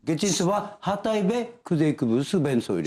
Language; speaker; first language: Turkish; non-native, learner; Japanese